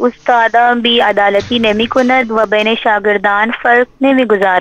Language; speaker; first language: Persian; non-native, learner; Urdu